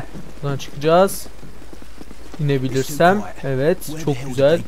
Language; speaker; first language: Turkish; native; Turkish